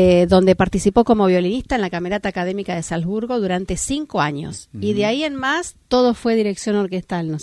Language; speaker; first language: Spanish; native; Spanish